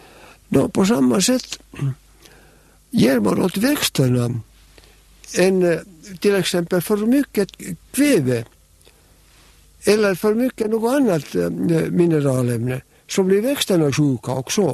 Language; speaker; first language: Swedish; native; Swedish